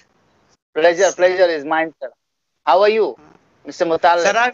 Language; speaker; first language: English; non-native, fluent; Bangla